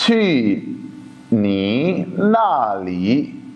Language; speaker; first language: Chinese; non-native, fluent; Urdu